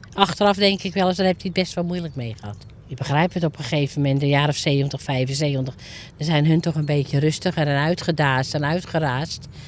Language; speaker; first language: Dutch; native; Dutch